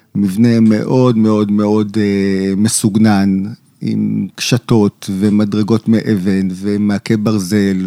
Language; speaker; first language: Hebrew; native; Hebrew